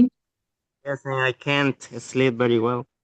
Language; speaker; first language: English; non-native, learner; Spanish